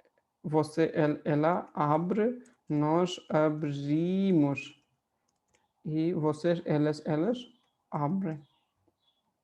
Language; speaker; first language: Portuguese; non-native, fluent; Hindi